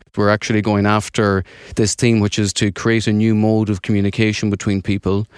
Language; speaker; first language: English; native; English